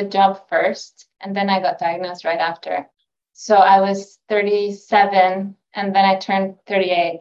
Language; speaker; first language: English; non-native, fluent; Norwegian